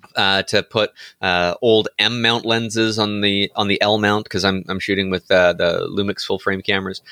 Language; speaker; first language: English; native; English